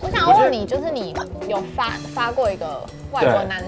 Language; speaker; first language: Chinese; native; Chinese